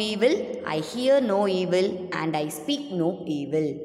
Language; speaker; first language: English; non-native, local second language; Tamil